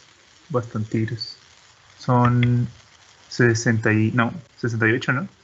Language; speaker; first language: Spanish; native; Spanish